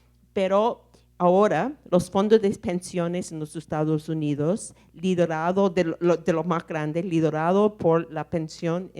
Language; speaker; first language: Spanish; non-native, fluent; English